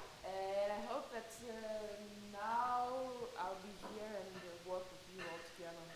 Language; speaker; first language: English; non-native, fluent; Lithuanian